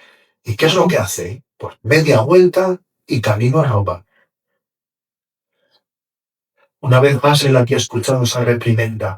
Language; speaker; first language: Spanish; native; Spanish